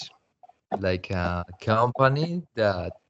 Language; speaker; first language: English; non-native, learner; Spanish